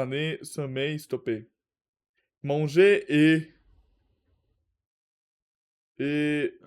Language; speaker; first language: French; non-native, learner; Russian